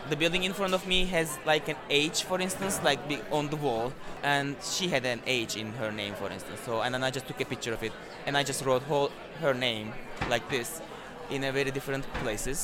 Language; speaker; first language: English; non-native, fluent; Turkish